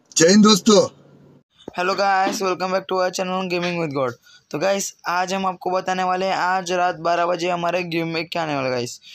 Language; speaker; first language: Hindi; native; Hindi